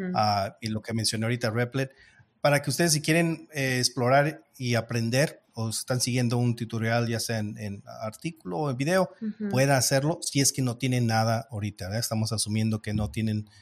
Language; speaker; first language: Spanish; early bilingual, heritage; Spanish